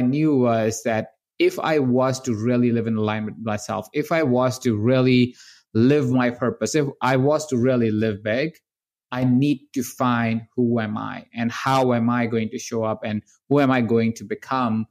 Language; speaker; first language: English; non-native, local second language; Hindi